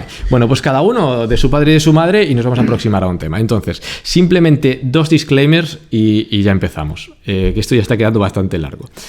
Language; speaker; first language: Spanish; native; Spanish